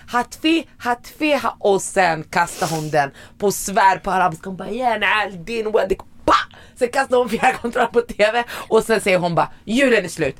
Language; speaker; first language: Swedish; early bilingual, other home language; Arabic